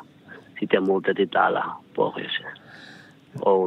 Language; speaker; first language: Finnish; non-native, learner; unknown